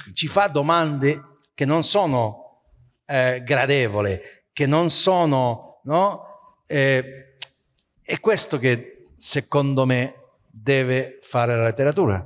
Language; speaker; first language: Italian; non-native, fluent; Spanish